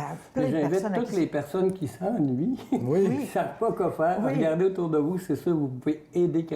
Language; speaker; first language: French; native; French